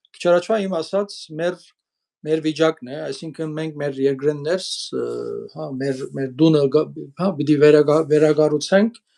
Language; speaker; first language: Armenian; early bilingual, heritage; Armenian